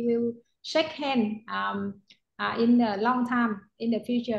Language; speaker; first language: English; non-native, learner; Vietnamese